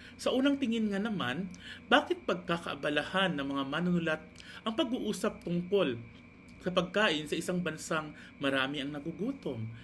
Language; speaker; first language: Filipino; non-native, local second language; Hiligaynon